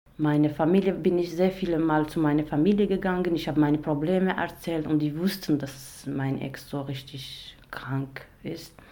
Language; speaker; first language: German; non-native, learner; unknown